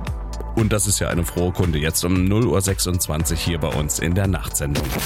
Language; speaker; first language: German; native; German